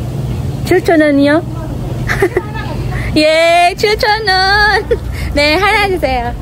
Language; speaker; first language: Korean; non-native, learner; Filipino